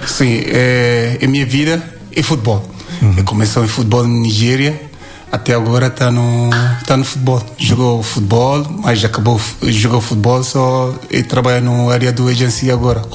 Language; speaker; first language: Portuguese; non-native, learner; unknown